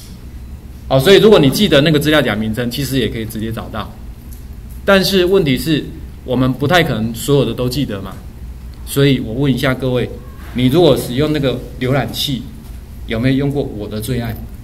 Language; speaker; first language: Chinese; native; Chinese